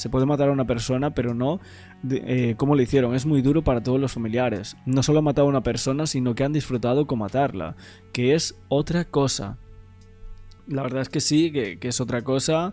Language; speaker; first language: Spanish; native; Spanish